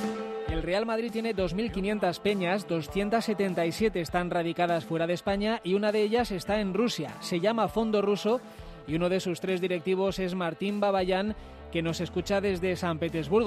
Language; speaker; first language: Spanish; native; Spanish